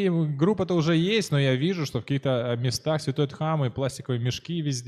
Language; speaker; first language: Russian; native; Russian